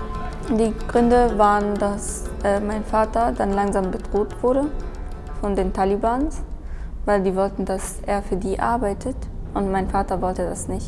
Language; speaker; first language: German; early bilingual, other home language; Persian